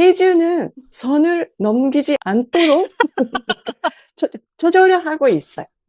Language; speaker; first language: Korean; non-native, learner; Japanese